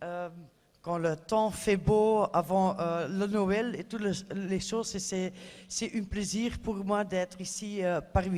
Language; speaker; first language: French; non-native, fluent; Dutch